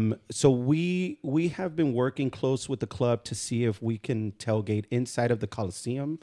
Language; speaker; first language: English; early bilingual, other home language; Spanish